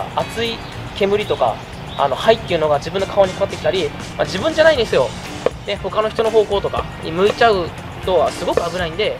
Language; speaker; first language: Japanese; native; Japanese